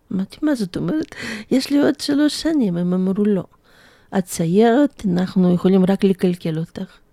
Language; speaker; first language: Hebrew; non-native, fluent; Russian